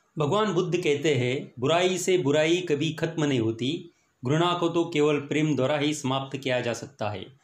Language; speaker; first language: Hindi; non-native, local second language; Marathi